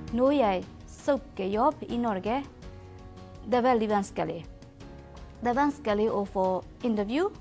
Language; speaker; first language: Norwegian; non-native, learner; Burmese